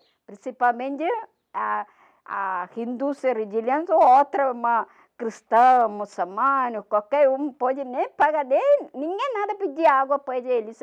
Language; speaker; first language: Portuguese; non-native, learner; Malayalam